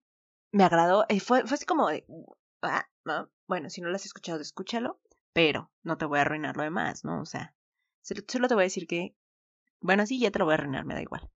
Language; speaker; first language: Spanish; native; Spanish